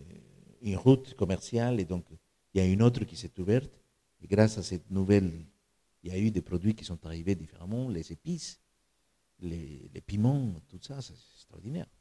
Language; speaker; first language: French; non-native, fluent; Spanish